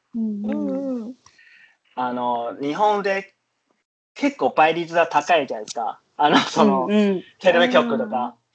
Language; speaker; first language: Japanese; non-native, fluent; Chinese